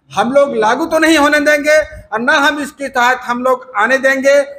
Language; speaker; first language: Hindi; native; Hindi